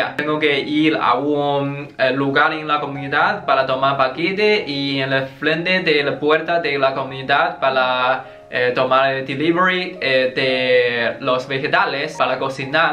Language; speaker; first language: Spanish; non-native, learner; Chinese